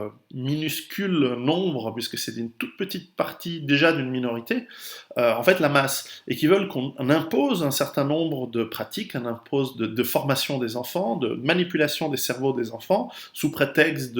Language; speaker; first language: French; native; French